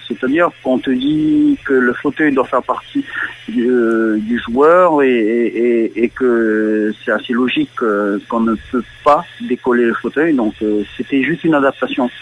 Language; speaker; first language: French; native; French